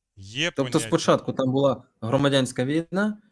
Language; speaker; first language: Ukrainian; non-native, local second language; Russian